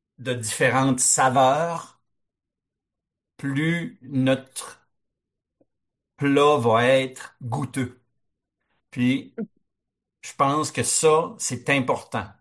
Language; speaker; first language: French; native; French